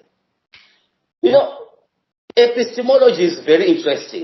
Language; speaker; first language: English; non-native, local second language; Shona